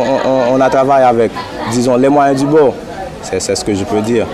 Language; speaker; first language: French; non-native, local second language; Haitian Creole